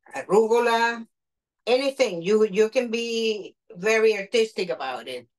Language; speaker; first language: English; non-native, fluent; Spanish